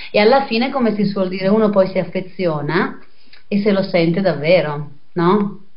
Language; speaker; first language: Italian; native; Italian